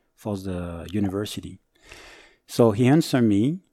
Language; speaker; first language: English; non-native, fluent; French